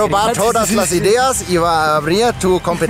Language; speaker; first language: Spanish; non-native, fluent; German